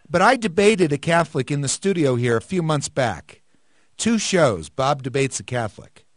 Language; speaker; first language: English; native; English